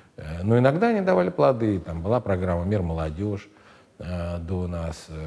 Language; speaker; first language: Russian; native; Russian